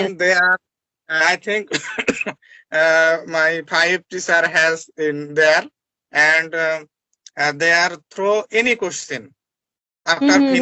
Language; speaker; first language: English; non-native, learner; Bangla